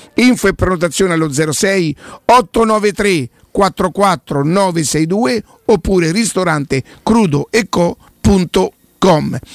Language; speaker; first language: Italian; native; Italian